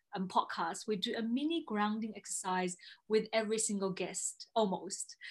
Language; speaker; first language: English; non-native, fluent; Chinese